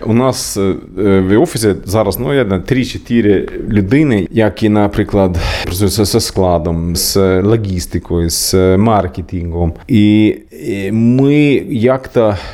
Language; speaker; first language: Ukrainian; non-native, learner; Swedish